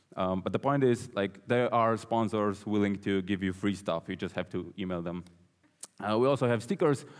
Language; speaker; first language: English; non-native, fluent; Slovenian